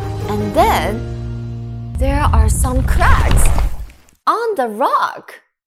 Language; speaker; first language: English; non-native, fluent; Chinese